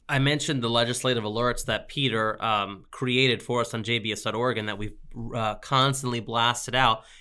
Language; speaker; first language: English; native; English